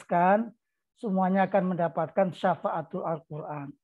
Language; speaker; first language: Indonesian; native; Indonesian